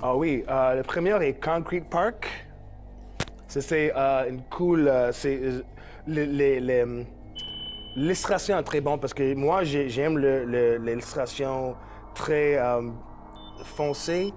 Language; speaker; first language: French; non-native, local second language; English